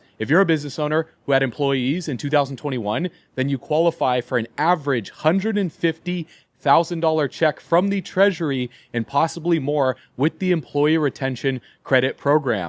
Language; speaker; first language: English; native; English